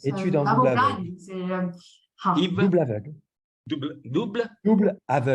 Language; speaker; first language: French; native; French